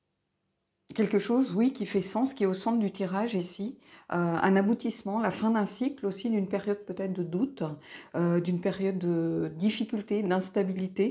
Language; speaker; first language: French; native; French